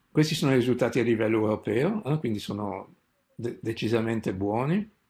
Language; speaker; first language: Italian; native; Italian